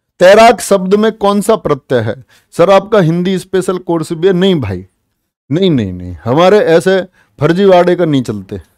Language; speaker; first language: Hindi; native; Hindi